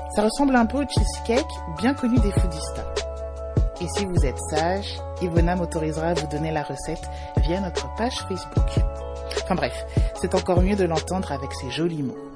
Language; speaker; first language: French; native; French